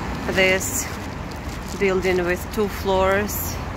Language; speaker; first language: English; non-native, fluent; Russian